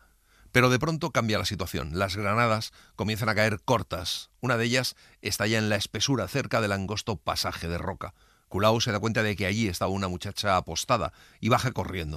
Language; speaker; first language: Spanish; native; Spanish